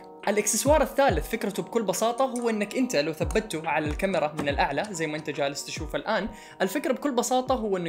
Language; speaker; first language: Arabic; native; Arabic